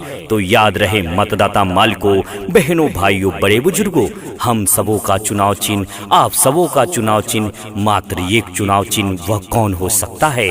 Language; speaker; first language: Hindi; non-native, local second language; Bhojpuri